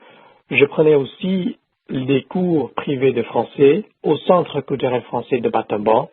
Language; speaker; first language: French; non-native, fluent; Khmer